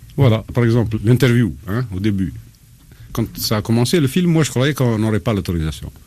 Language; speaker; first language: French; non-native, local second language; Arabic